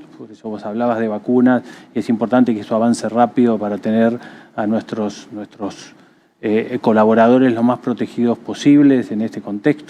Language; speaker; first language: Spanish; native; Spanish